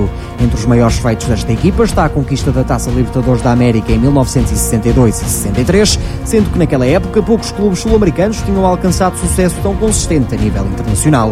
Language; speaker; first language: Portuguese; native; Portuguese